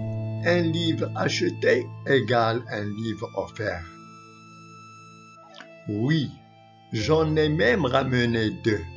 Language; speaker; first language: French; non-native, local second language; Arabic